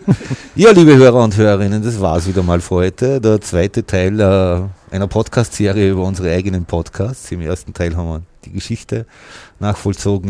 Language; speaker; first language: German; native; German